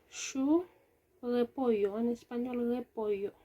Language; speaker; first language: Spanish; non-native, local second language; Haitian Creole